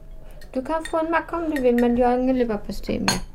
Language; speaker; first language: Swedish; non-native, fluent; German